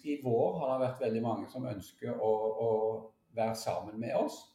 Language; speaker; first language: Norwegian; native; Norwegian